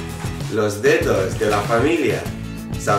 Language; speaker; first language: Spanish; non-native, fluent; Italian